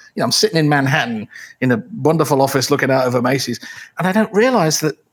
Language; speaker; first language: English; native; English